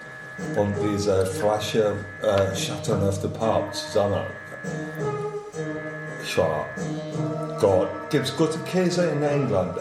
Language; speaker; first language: German; non-native, fluent; English